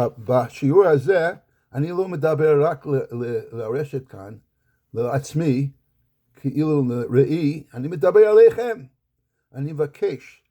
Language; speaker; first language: Hebrew; non-native, fluent; English